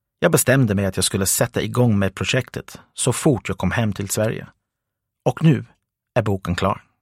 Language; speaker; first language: Swedish; non-native, fluent; English